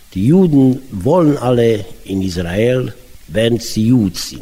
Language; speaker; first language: German; non-native, learner; Romanian